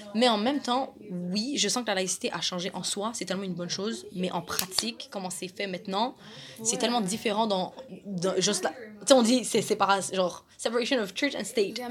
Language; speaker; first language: French; native; French